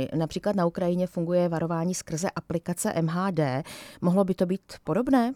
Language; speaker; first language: Czech; native; Czech